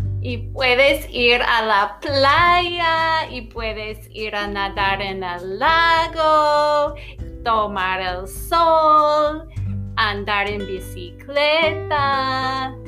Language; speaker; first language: Spanish; non-native, fluent; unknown